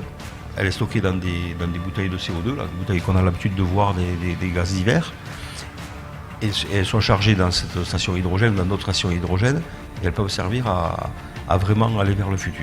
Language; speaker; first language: French; native; French